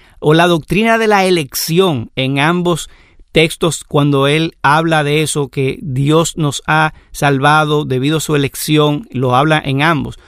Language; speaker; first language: Spanish; native; Spanish